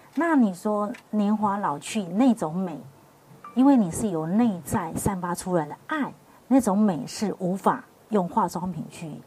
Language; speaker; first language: Chinese; native; Chinese